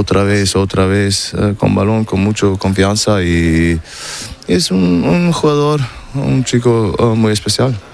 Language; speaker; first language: Spanish; non-native, learner; German